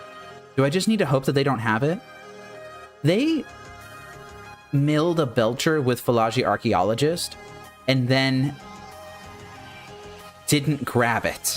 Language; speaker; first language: English; native; English